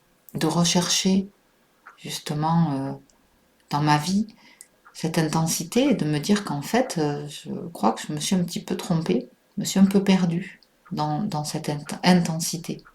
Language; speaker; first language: French; native; French